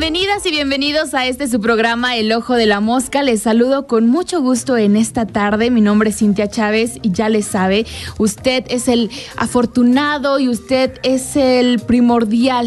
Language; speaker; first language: Spanish; native; Spanish